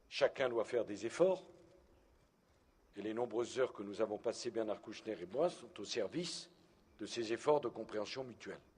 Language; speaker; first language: French; native; French